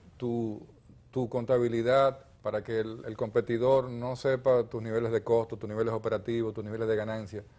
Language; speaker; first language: Spanish; native; Spanish